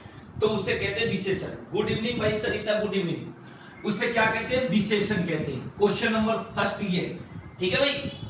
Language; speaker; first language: Hindi; native; Hindi